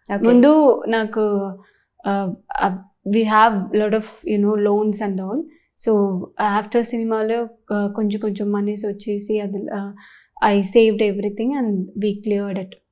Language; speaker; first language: Telugu; non-native, learner; Tamil